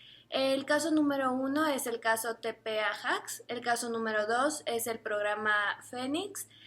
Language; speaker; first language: Spanish; native; Spanish